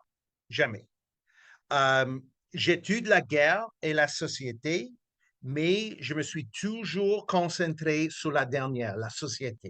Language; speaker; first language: French; non-native, local second language; English